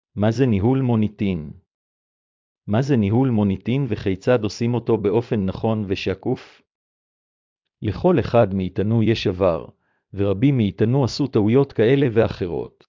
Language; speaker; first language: Hebrew; native; Hebrew